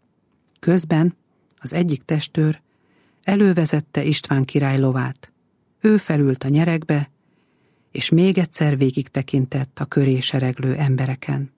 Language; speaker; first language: Hungarian; native; Hungarian